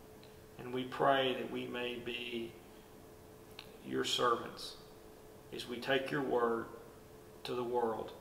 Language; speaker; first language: English; native; English